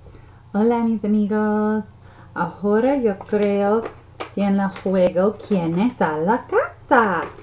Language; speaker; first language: Spanish; non-native, learner; English